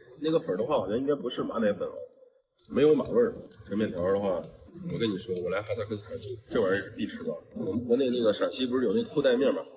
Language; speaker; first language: Chinese; native; Chinese